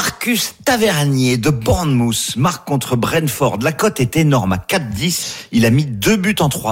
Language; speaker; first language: French; native; French